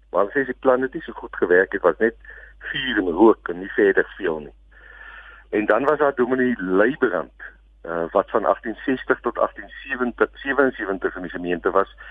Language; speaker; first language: Afrikaans; native; Afrikaans